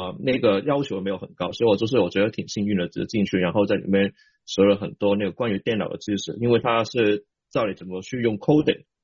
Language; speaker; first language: Chinese; non-native, local second language; Cantonese